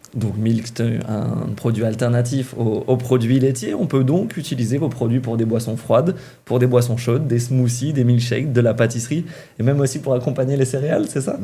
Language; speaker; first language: French; native; French